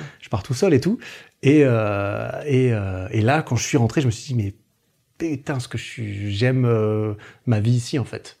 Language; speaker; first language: French; native; French